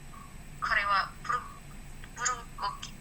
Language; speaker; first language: Japanese; non-native, learner; Indonesian